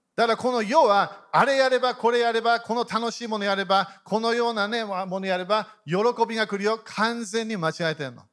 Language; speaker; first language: Japanese; native; Japanese